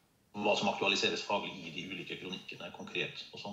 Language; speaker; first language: Norwegian; native; Norwegian